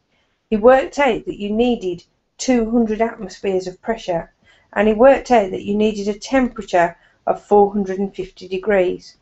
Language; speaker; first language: English; native; English